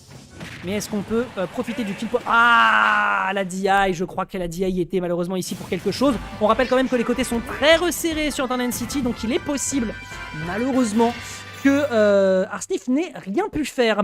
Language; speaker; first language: French; native; French